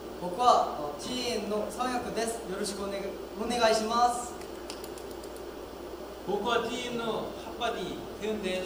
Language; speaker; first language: Japanese; non-native, learner; Korean